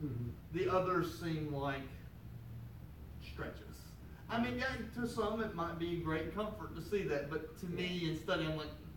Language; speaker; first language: English; native; English